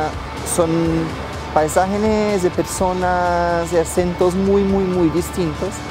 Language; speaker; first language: Spanish; non-native, fluent; Portuguese